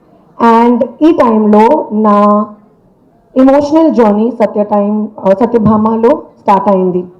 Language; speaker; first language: Telugu; non-native, local second language; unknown